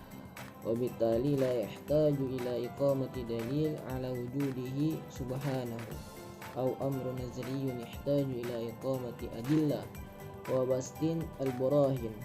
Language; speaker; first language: Arabic; non-native, learner; Indonesian